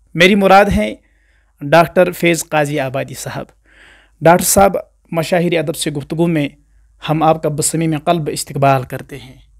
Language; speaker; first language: Urdu; non-native, local second language; Kashmiri